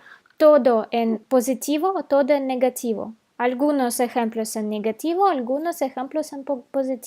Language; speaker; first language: Spanish; non-native, fluent; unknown